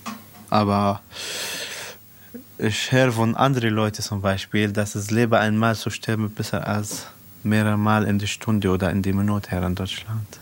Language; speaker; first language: German; non-native, learner; Arabic